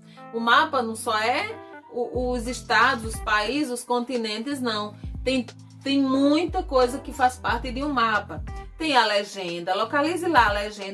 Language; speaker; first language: Portuguese; native; Portuguese